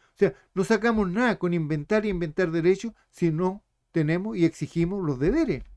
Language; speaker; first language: Spanish; native; Spanish